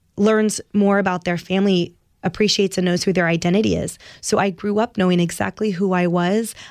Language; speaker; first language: English; native; English